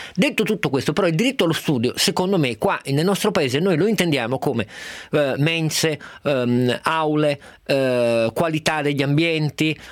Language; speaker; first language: Italian; native; Italian